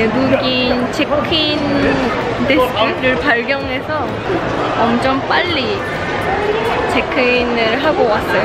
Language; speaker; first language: Korean; non-native, fluent; Japanese